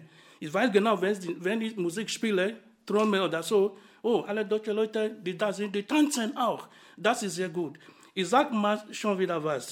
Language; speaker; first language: German; non-native, fluent; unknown